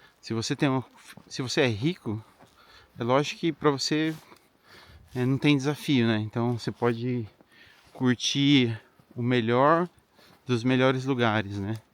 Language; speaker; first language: Portuguese; native; Portuguese